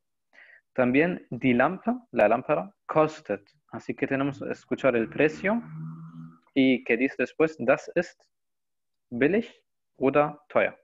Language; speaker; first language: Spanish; non-native, learner; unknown